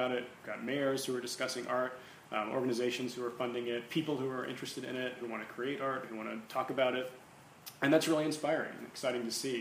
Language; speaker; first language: English; native; English